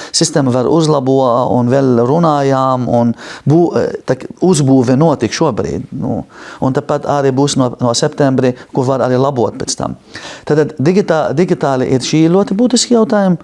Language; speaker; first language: Latvian; non-native, fluent; Arabic